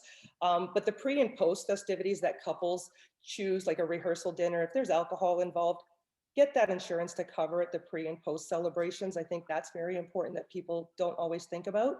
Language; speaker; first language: English; native; English